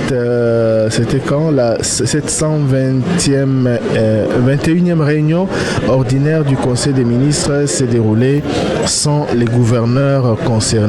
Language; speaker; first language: French; non-native, local second language; Lingala